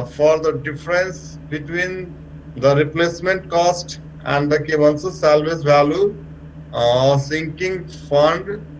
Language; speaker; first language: English; non-native, local second language; Nepali